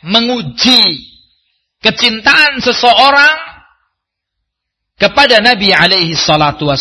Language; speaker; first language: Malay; non-native, local second language; Javanese